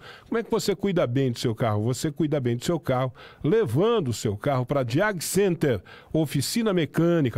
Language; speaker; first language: Portuguese; native; Portuguese